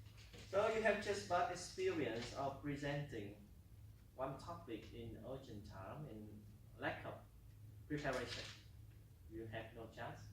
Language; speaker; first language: English; non-native, learner; Vietnamese